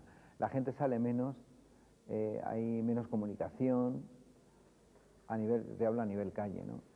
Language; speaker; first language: Spanish; native; Spanish